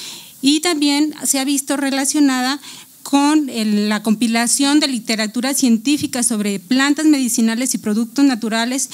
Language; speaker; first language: Spanish; native; Spanish